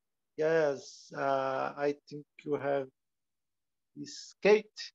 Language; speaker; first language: English; non-native, learner; Portuguese